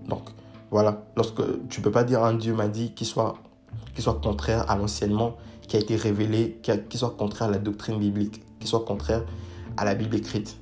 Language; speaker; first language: French; non-native, local second language; Lingala